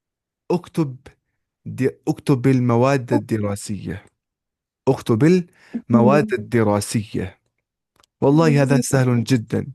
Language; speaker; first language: Arabic; non-native, fluent; Urdu